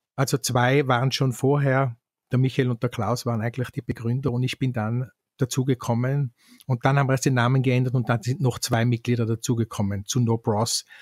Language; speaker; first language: German; native; German